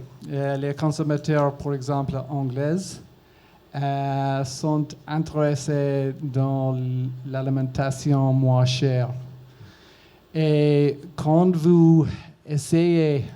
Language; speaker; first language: French; non-native, learner; English